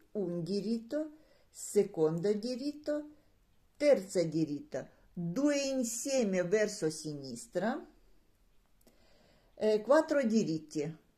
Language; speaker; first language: Italian; non-native, learner; Russian